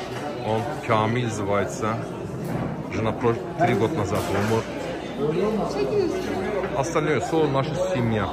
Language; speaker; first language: Russian; non-native, learner; Turkish